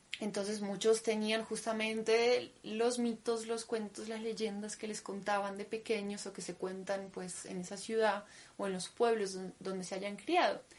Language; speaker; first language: Spanish; early bilingual, other home language; Russian